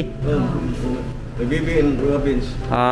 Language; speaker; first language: English; non-native, local second language; Cebuano